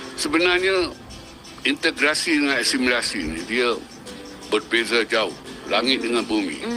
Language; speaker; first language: Malay; native; Malay